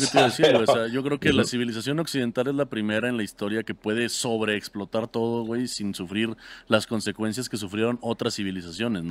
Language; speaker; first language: Spanish; native; Spanish